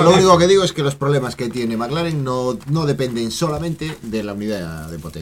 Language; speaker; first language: Spanish; native; Spanish